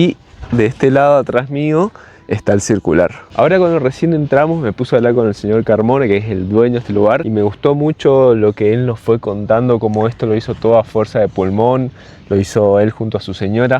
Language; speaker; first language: Spanish; native; Spanish